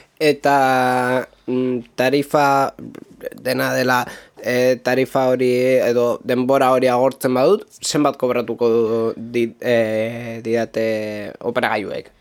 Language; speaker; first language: Basque; non-native, local second language; Spanish